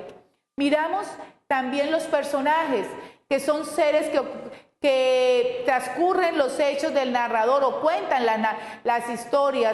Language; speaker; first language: Spanish; native; Spanish